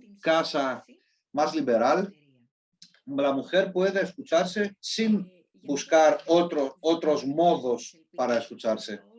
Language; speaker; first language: Spanish; non-native, fluent; Greek